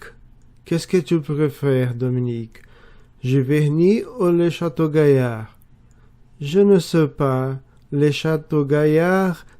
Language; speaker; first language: French; non-native, learner; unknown